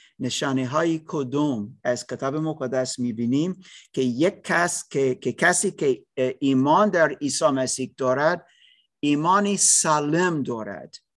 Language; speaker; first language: Persian; non-native, learner; English